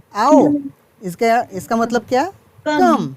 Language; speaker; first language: Hindi; non-native, local second language; Marathi